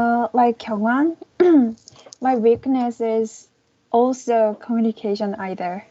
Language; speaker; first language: English; non-native, learner; Korean